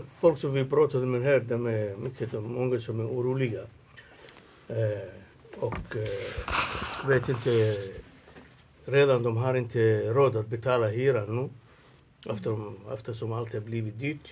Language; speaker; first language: Swedish; non-native, fluent; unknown